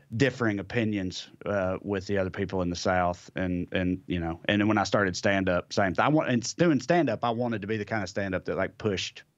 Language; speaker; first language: English; native; English